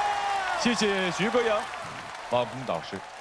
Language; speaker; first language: Chinese; native; Chinese